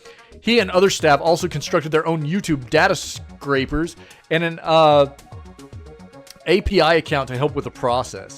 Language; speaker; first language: English; native; English